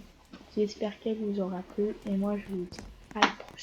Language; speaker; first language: French; native; French